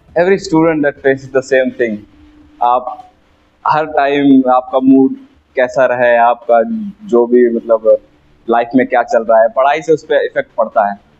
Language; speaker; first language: Hindi; native; Hindi